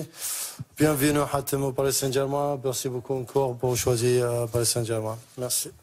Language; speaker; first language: French; non-native, learner; Arabic